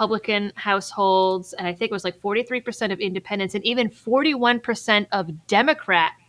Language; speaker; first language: English; native; English